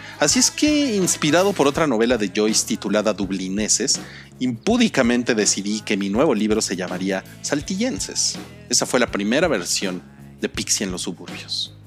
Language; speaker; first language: Spanish; native; Spanish